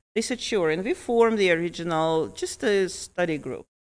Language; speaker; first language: English; early bilingual, other home language; Russian